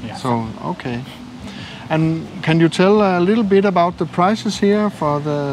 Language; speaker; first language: English; non-native, learner; Swedish